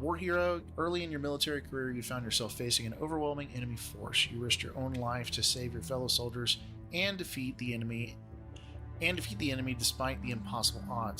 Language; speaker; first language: English; native; English